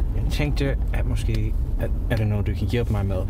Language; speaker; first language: Danish; non-native, learner; English